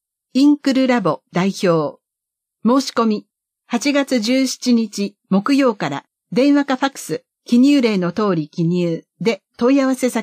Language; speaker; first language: Japanese; native; Japanese